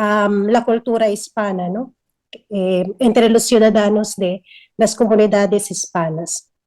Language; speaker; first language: Spanish; non-native, fluent; Filipino